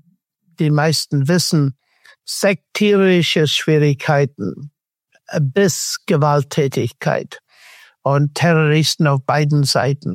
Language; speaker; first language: German; non-native, fluent; English